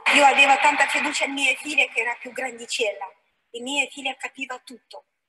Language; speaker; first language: Italian; non-native, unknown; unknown